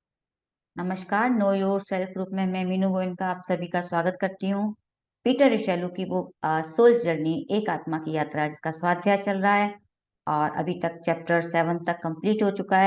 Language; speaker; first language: Hindi; native; Hindi